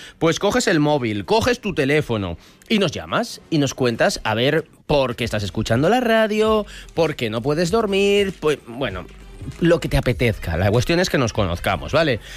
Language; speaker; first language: Spanish; native; Spanish